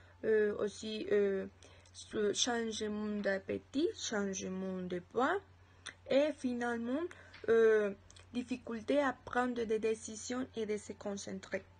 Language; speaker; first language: French; non-native, learner; Spanish